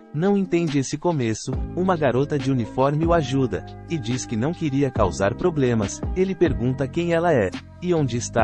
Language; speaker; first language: Portuguese; native; Portuguese